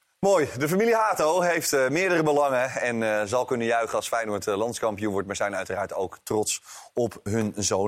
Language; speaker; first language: Dutch; native; Dutch